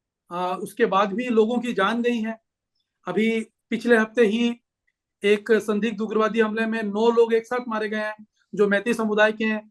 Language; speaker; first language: Hindi; native; Hindi